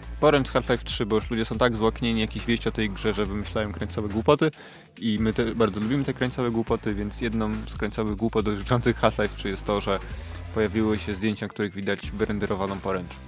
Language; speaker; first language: Polish; native; Polish